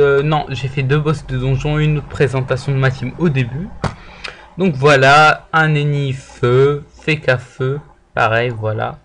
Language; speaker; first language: French; native; French